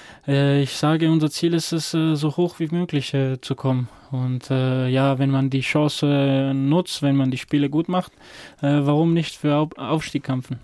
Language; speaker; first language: German; non-native, fluent; Croatian